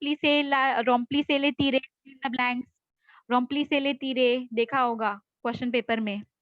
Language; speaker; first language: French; non-native, fluent; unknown